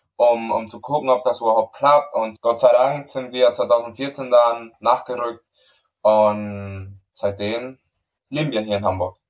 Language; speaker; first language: German; non-native, fluent; Spanish